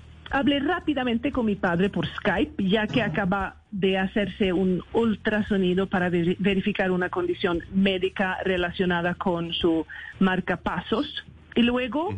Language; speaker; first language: Spanish; non-native, fluent; Swedish